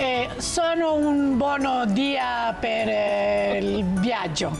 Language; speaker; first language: Italian; non-native, learner; Spanish